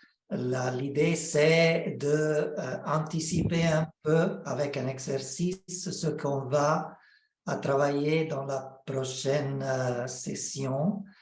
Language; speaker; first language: French; non-native, fluent; Italian